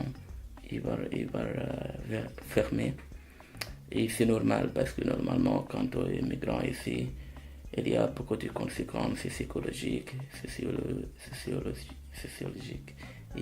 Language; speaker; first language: French; non-native, fluent; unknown